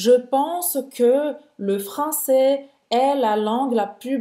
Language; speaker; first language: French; non-native, fluent; Portuguese